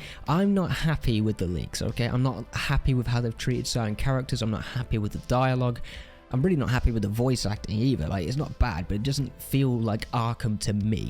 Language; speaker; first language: English; native; English